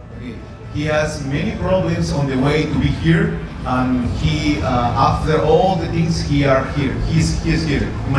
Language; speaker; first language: English; non-native, learner; Spanish